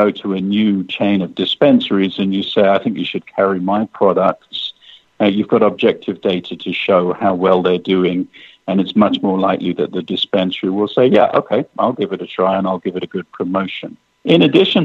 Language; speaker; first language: English; native; English